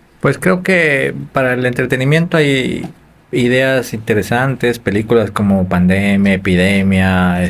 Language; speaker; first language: Spanish; native; Spanish